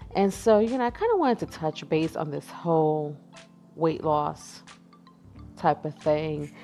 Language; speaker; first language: English; native; English